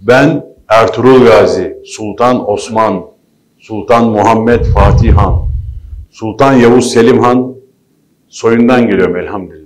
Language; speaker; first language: Turkish; native; Turkish